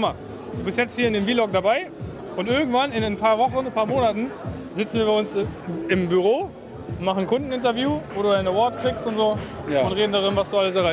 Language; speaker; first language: German; native; German